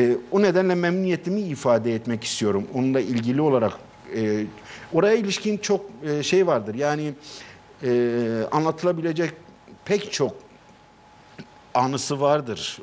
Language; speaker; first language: Turkish; non-native, local second language; Kurdish